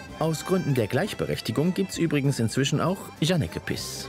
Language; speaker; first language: German; native; German